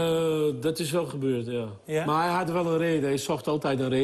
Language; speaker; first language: Dutch; non-native, fluent; Portuguese